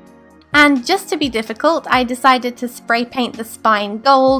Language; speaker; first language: English; native; English